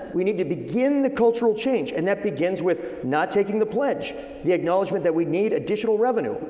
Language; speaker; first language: English; native; English